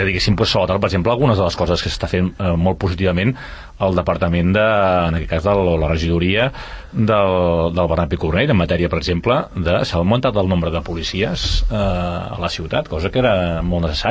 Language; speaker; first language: Catalan; native; Catalan